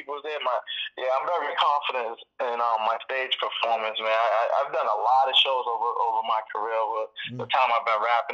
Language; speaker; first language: English; early bilingual, other home language; Spanish